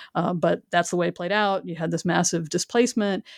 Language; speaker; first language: English; native; English